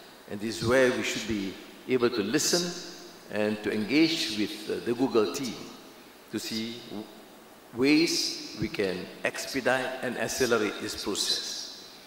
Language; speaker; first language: English; non-native, local second language; Malay